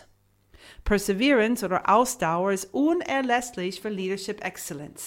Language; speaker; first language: German; non-native, fluent; English